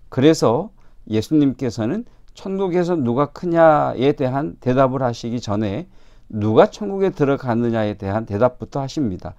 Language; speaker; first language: Korean; native; Korean